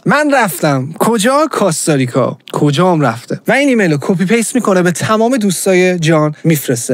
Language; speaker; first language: Persian; native; Persian